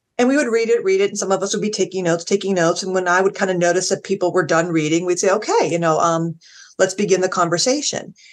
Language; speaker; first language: English; native; English